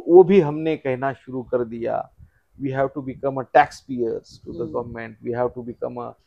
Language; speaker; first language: Hindi; non-native, local second language; Marathi